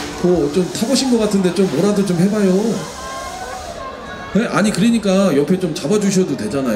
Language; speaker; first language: Korean; native; Korean